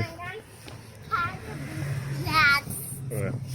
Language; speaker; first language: German; early bilingual, other home language; English